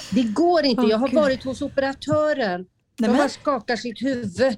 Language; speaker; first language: Swedish; native; Swedish